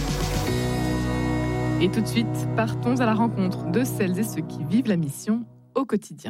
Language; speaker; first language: French; native; French